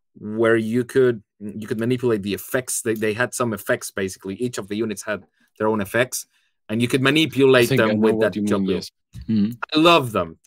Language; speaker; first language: English; non-native, fluent; Spanish